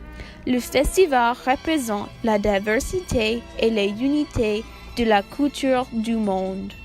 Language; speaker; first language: French; non-native, learner; English